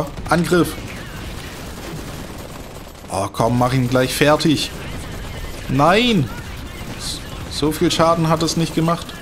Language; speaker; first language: German; native; German